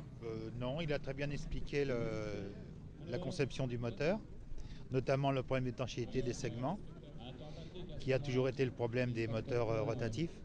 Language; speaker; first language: French; native; French